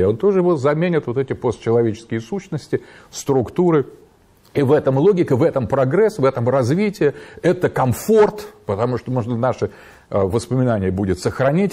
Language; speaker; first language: Russian; native; Russian